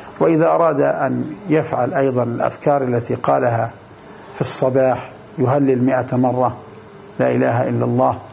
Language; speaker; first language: Arabic; native; Arabic